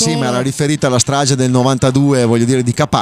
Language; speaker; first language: Italian; native; Italian